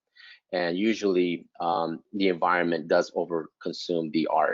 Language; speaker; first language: English; native; English